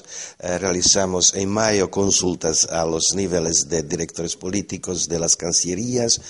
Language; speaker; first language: Spanish; non-native, fluent; Slovak